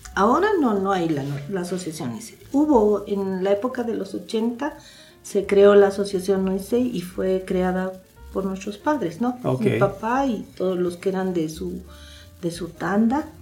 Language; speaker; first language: Spanish; native; Spanish